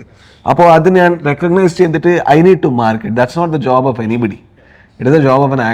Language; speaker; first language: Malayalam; non-native, learner; Kannada